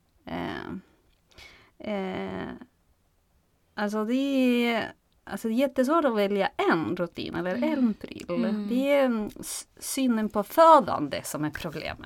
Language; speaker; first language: Swedish; non-native, fluent; Spanish